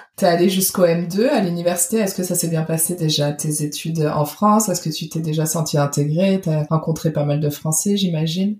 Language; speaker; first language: French; native; French